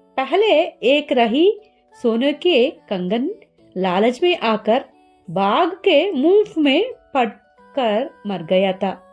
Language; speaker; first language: Hindi; non-native, learner; Telugu